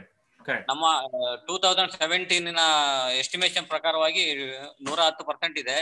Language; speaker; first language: Kannada; native; Kannada